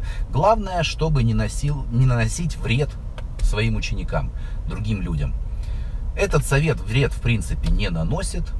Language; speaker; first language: Russian; native; Russian